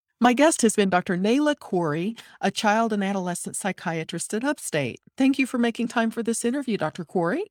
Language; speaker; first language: English; native; English